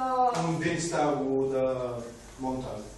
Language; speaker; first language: German; non-native, learner; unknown